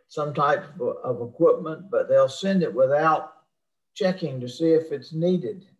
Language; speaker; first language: English; native; English